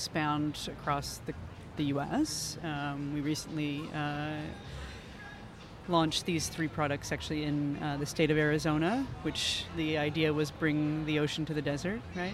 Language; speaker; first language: English; native; English